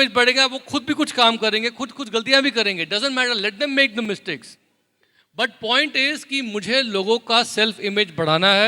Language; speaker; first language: Hindi; native; Hindi